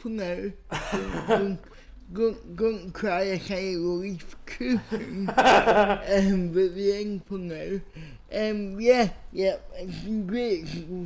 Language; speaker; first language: English; native; English